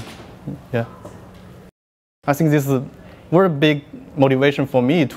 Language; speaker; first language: English; non-native, fluent; Chinese